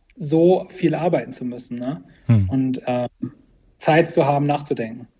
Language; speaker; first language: German; native; German